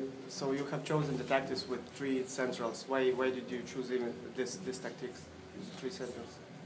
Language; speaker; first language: English; non-native, fluent; Russian